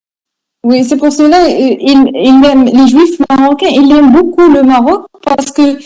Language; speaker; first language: French; non-native, learner; Arabic